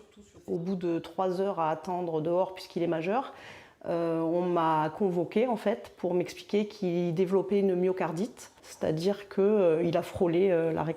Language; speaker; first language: French; native; French